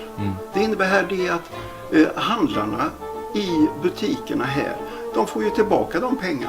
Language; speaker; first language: Swedish; native; Swedish